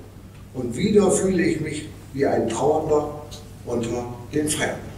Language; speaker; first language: German; native; German